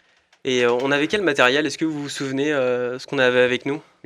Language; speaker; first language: French; native; French